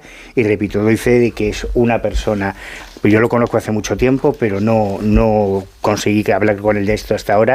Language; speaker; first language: Spanish; native; Spanish